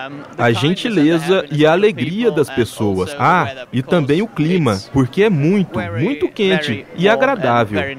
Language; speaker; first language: Portuguese; non-native, fluent; German